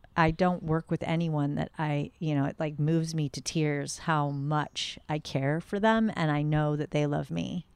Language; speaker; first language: English; native; English